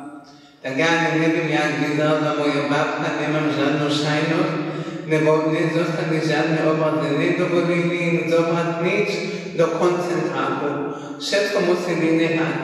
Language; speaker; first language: Slovak; early bilingual, heritage; Slovak